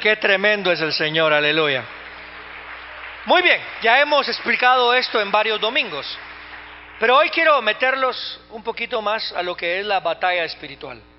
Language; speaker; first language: Spanish; native; Spanish